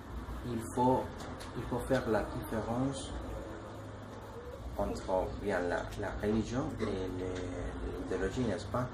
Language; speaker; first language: French; non-native, learner; Spanish